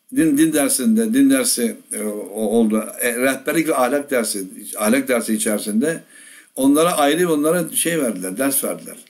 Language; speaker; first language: Turkish; native; Turkish